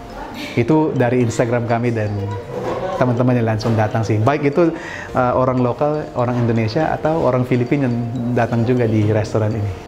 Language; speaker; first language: Indonesian; non-native, fluent; Filipino